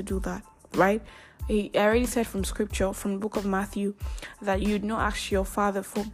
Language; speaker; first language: English; non-native, local second language; Igbo